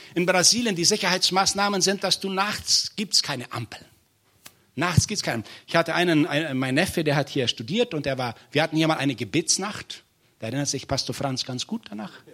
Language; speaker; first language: German; non-native, fluent; Portuguese